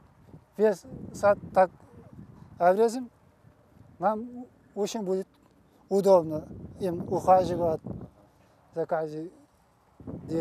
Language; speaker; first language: Russian; non-native, learner; Uzbek